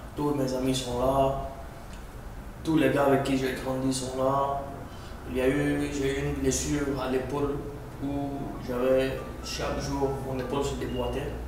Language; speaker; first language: French; non-native, local second language; Arabic